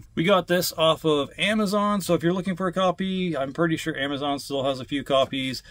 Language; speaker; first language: English; native; English